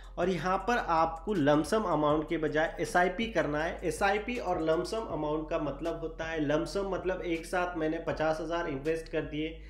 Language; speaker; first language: Hindi; native; Hindi